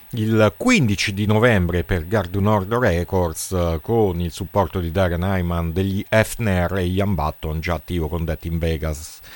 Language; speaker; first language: Italian; native; Italian